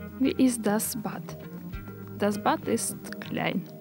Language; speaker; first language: German; non-native, learner; Russian